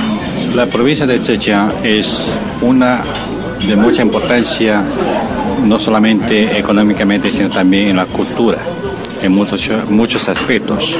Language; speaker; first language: Spanish; non-native, fluent; Chinese